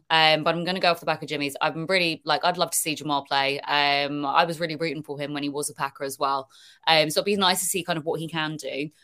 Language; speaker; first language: English; native; English